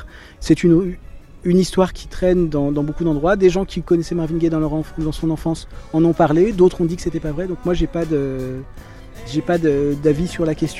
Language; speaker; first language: French; native; French